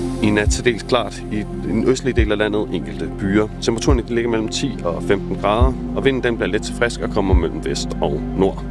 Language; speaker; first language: Danish; native; Danish